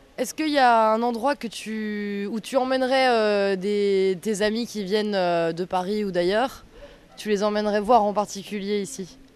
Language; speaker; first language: French; native; French